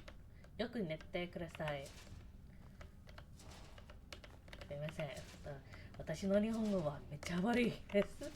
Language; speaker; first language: Japanese; non-native, learner; English